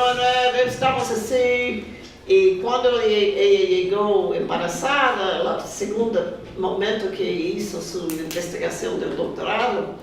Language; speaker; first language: Spanish; non-native, fluent; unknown